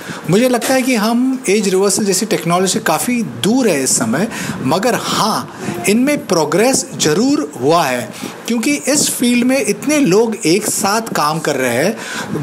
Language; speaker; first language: Hindi; native; Hindi